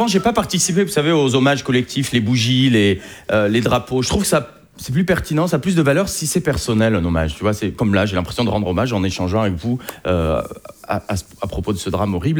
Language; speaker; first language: French; native; French